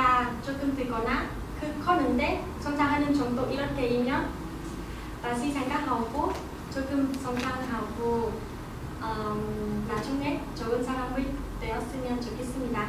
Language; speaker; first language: Korean; non-native, learner; Vietnamese